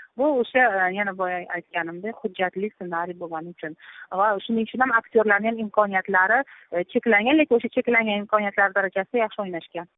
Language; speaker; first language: Uzbek; native; Uzbek